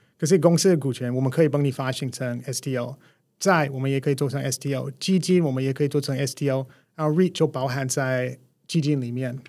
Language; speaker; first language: Chinese; non-native, fluent; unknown